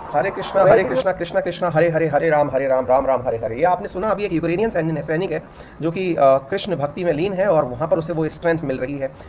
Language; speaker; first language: Hindi; native; Hindi